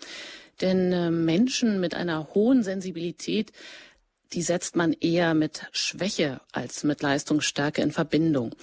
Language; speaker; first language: German; native; German